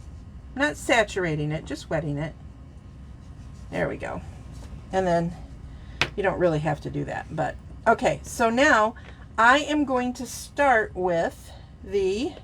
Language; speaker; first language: English; native; English